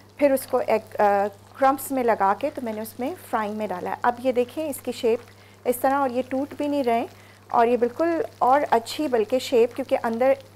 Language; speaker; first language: Urdu; native; Urdu